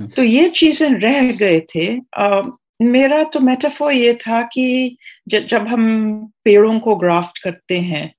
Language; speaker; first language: Hindi; non-native, fluent; English